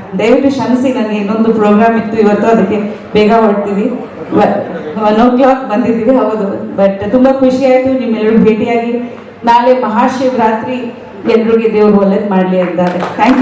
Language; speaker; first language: Kannada; non-native, fluent; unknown